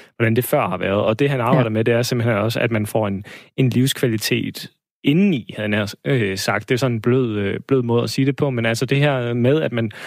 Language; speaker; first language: Danish; native; Danish